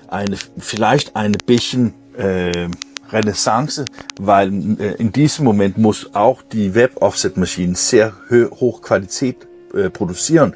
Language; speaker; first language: German; non-native, learner; Danish